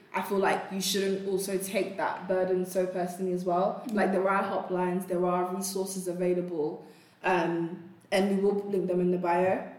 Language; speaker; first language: English; non-native, local second language; Akan